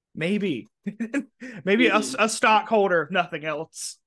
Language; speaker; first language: English; native; English